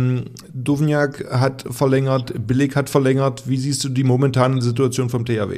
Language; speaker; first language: German; native; German